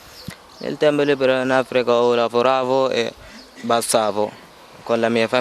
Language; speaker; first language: Italian; non-native, learner; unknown